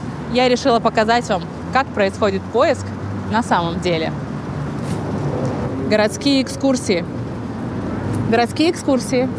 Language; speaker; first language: Russian; native; Russian